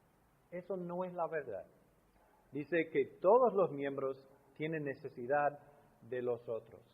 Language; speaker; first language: Spanish; non-native, fluent; English